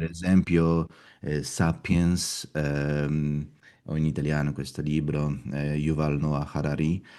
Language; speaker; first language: Italian; non-native, learner; Russian